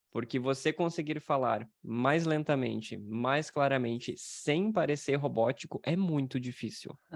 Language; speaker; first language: Portuguese; native; Portuguese